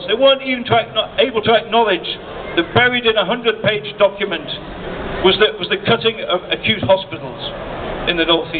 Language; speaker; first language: English; native; English